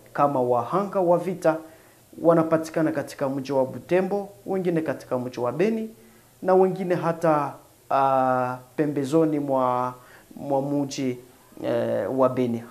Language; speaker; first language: Swahili; non-native, local second language; Nande